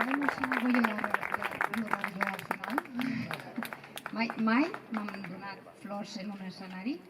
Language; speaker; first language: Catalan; non-native, local second language; Spanish